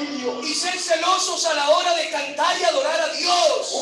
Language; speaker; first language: Spanish; native; Spanish